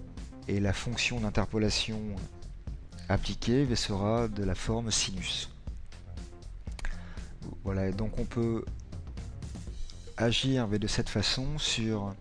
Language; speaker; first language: French; native; French